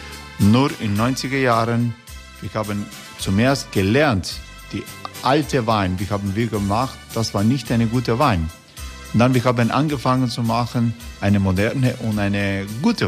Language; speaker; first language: German; non-native, learner; Croatian